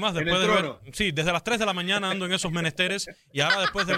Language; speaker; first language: Spanish; native; Spanish